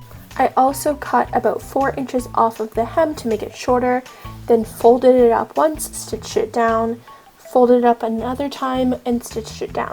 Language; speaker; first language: English; native; English